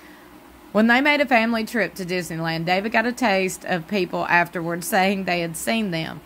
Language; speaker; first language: English; native; English